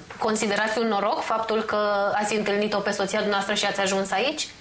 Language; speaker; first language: Romanian; native; Romanian